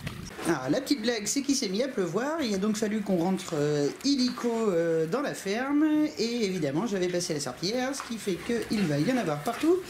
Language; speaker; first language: French; native; French